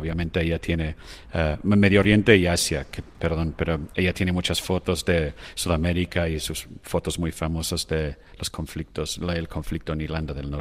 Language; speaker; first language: Spanish; non-native, fluent; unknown